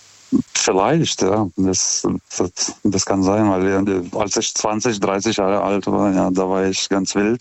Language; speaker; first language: German; non-native, fluent; Lithuanian